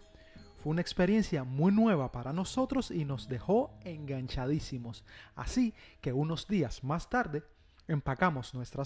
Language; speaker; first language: Spanish; native; Spanish